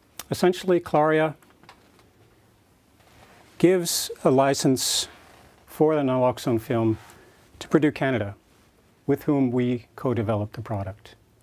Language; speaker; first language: English; native; English